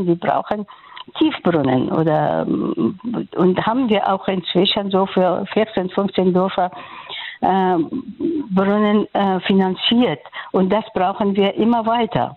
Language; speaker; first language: German; non-native, fluent; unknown